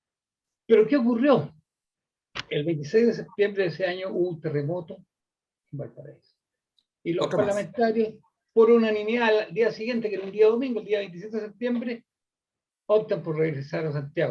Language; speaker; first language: Spanish; native; Spanish